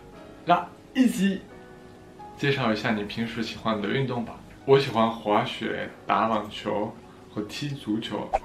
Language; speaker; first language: Chinese; non-native, fluent; French